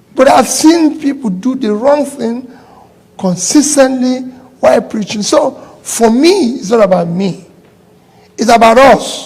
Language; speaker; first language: English; non-native, local second language; Igbo